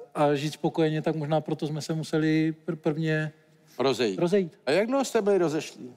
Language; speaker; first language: Czech; native; Czech